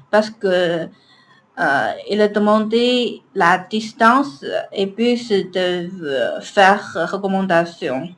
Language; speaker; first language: French; non-native, learner; Chinese